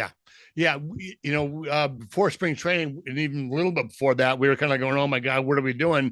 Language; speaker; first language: English; native; English